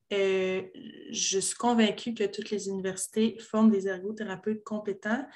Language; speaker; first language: French; native; French